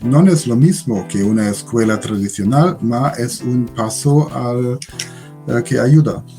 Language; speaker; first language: Spanish; non-native, learner; German